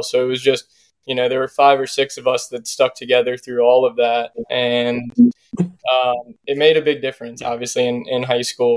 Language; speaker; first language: English; native; English